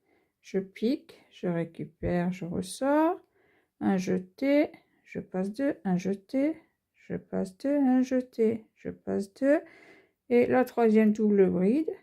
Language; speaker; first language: French; native; French